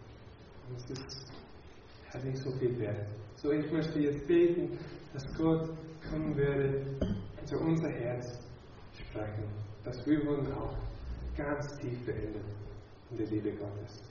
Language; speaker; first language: German; non-native, fluent; English